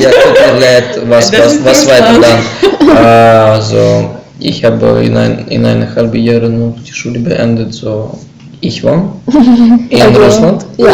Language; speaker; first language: German; non-native, learner; Russian